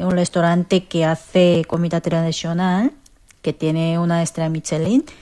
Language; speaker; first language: Spanish; non-native, learner; Korean